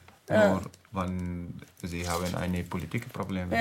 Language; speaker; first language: German; non-native, learner; Arabic